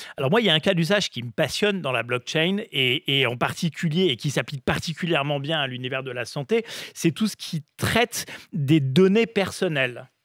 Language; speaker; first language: French; native; French